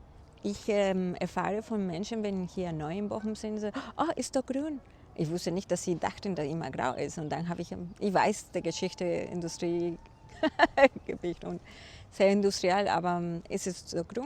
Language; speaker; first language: German; non-native, fluent; Spanish